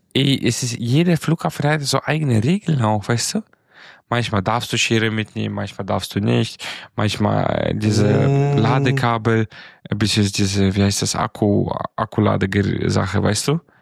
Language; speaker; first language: German; non-native, fluent; Romanian